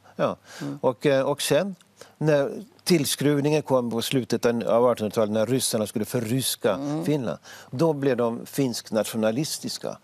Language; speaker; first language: Swedish; native; Swedish